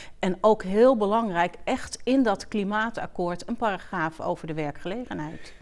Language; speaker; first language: Dutch; native; Dutch